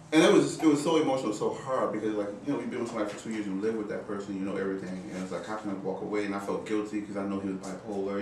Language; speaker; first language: English; native; English